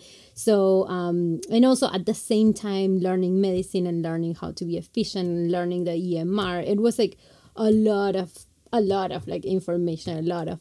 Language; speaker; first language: English; non-native, fluent; Spanish